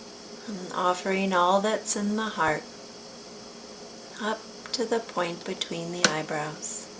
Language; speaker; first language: English; native; English